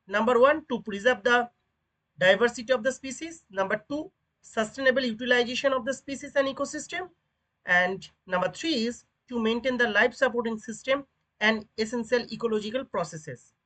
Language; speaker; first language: English; non-native, local second language; Bangla